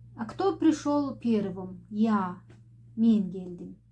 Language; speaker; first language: Russian; non-native, local second language; Kyrgyz